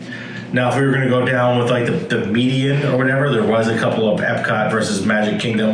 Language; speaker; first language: English; native; English